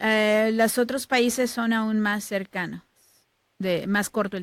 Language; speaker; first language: Spanish; native; Spanish